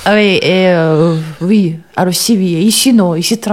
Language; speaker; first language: French; non-native, learner; Russian